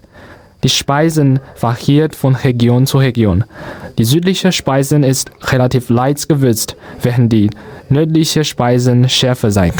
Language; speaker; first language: German; non-native, learner; Chinese